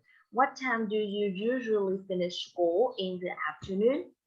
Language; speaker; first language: English; non-native, fluent; Vietnamese